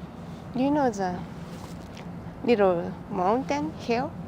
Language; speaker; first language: English; non-native, learner; Japanese